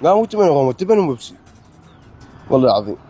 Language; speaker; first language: Arabic; native; Arabic